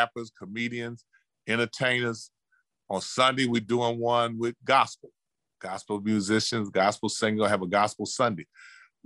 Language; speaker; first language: English; native; English